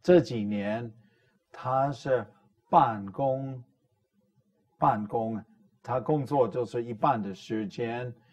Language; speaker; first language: Chinese; non-native, fluent; English